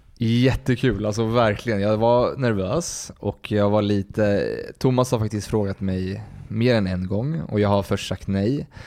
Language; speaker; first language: Swedish; early bilingual, other home language; Spanish